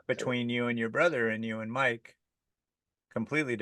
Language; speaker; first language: English; native; English